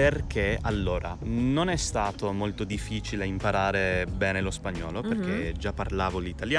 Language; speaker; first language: Italian; non-native, fluent; English